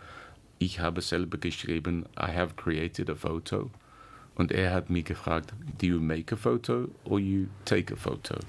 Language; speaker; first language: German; non-native, learner; English